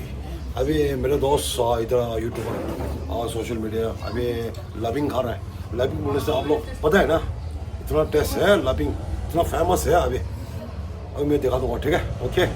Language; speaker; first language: Hindi; non-native, local second language; Tibetan